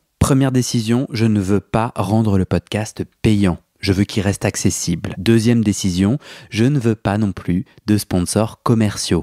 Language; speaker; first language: French; native; French